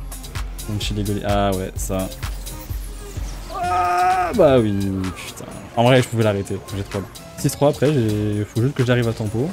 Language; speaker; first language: French; native; French